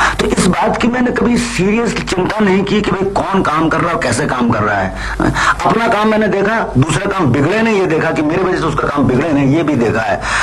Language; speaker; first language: Hindi; non-native, local second language; Bangla